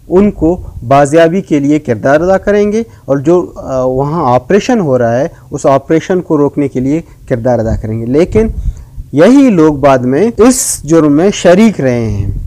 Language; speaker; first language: Urdu; non-native, local second language; Baluchi